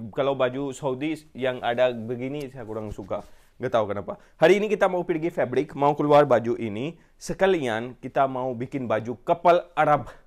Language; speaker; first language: Indonesian; non-native, fluent; Urdu